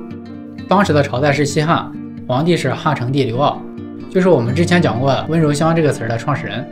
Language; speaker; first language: Chinese; native; Chinese